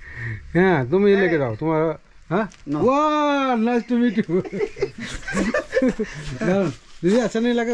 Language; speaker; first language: Hindi; non-native, learner; Bangla